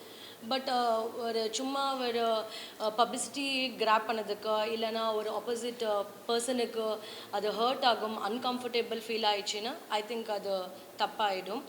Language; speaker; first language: Tamil; non-native, learner; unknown